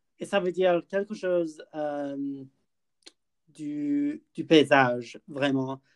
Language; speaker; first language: French; non-native, learner; English